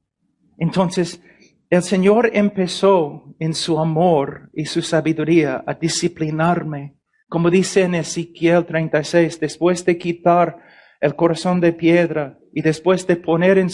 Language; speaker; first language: Spanish; non-native, fluent; English